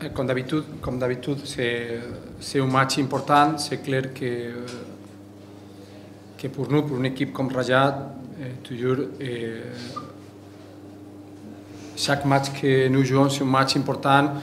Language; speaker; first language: French; non-native, fluent; Spanish